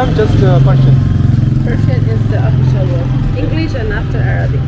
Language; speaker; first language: English; non-native, fluent; Persian